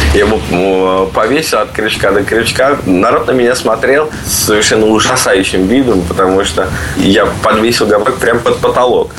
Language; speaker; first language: Russian; native; Russian